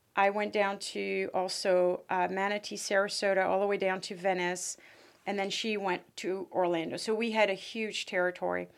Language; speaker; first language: English; early bilingual, other home language; French